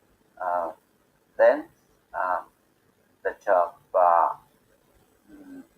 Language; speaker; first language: English; non-native, learner; Bangla